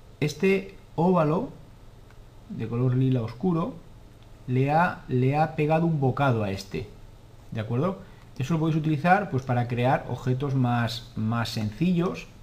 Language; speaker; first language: Spanish; native; Spanish